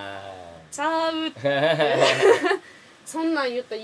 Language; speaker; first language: Japanese; native; Japanese